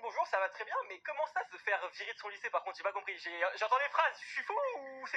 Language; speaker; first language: French; native; French